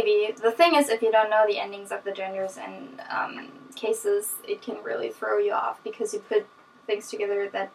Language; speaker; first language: English; non-native, fluent; German